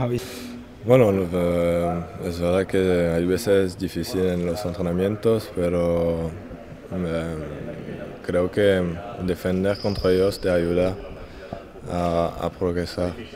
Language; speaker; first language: Spanish; non-native, fluent; French